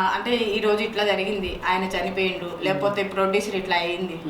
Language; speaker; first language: Telugu; non-native, local second language; Odia